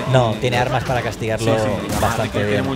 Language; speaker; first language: Spanish; native; Spanish